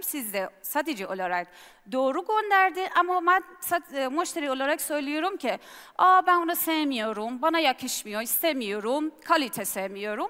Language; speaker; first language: Turkish; non-native, learner; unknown